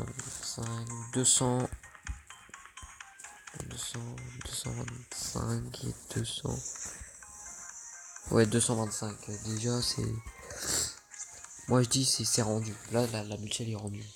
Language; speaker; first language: French; native; French